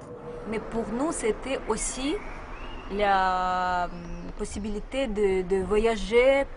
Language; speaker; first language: French; non-native, fluent; Russian